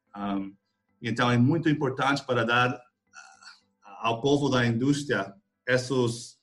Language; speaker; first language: Portuguese; non-native, fluent; English